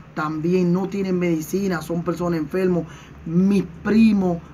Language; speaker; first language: Spanish; native; Spanish